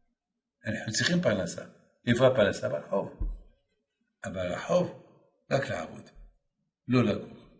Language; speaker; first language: Hebrew; non-native, fluent; French